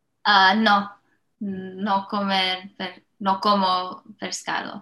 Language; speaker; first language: Spanish; non-native, learner; English